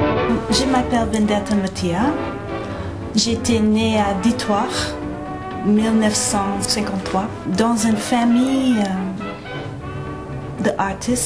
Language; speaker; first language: French; non-native, learner; English